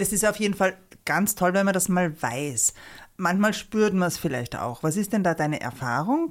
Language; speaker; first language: German; native; German